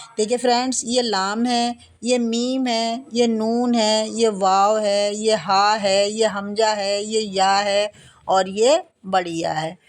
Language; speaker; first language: Hindi; native; Hindi